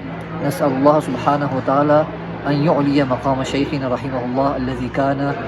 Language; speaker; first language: Arabic; non-native, fluent; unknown